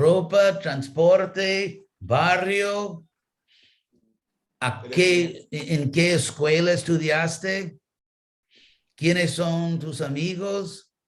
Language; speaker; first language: Spanish; non-native, fluent; English